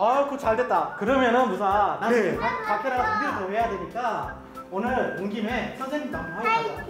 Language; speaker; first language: Korean; native; Korean